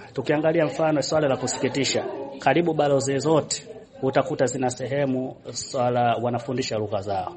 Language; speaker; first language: Swahili; native; Swahili